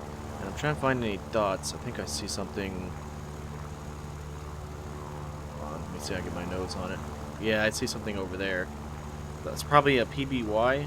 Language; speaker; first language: English; native; English